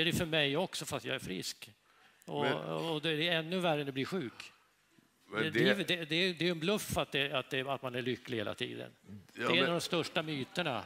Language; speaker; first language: Swedish; native; Swedish